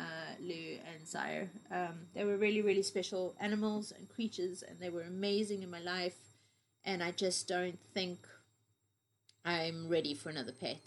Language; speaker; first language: English; native; English